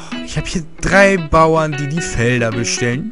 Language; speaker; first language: German; native; German